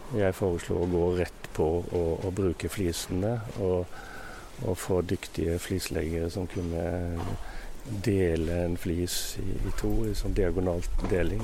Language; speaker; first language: Norwegian; native; Norwegian